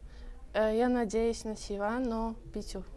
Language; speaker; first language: Russian; non-native, local second language; Uzbek